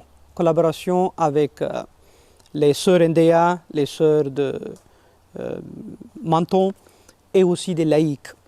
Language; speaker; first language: French; non-native, fluent; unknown